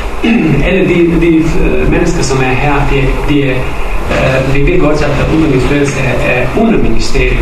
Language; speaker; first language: Danish; non-native, fluent; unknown